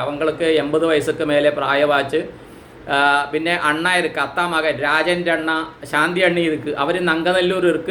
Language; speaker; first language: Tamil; non-native, learner; Malayalam